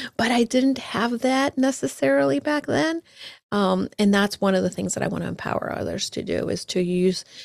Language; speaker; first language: English; early bilingual, other home language; Spanish